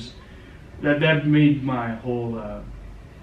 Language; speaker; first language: English; non-native, local second language; Gujarati